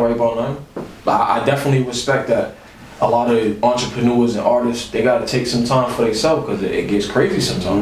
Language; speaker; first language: English; native; English